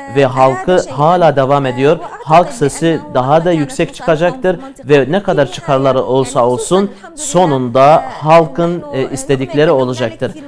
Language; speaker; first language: Turkish; non-native, learner; Arabic